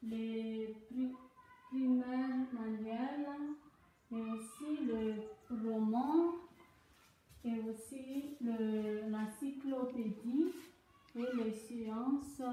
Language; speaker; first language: French; non-native, local second language; Malagasy